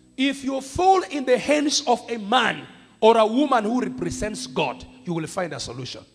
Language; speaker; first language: English; non-native, local second language; Swahili